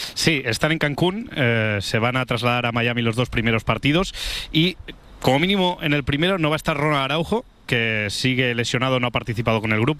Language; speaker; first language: Spanish; native; Spanish